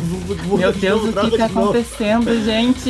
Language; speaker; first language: Portuguese; native; Portuguese